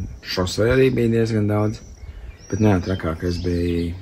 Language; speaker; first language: Latvian; native; Latvian